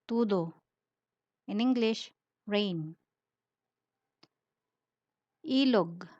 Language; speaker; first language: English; non-native, local second language; Filipino